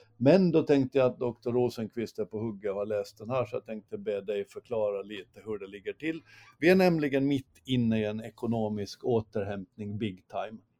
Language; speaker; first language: Swedish; native; Swedish